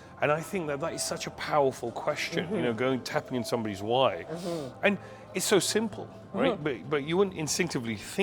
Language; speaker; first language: English; native; English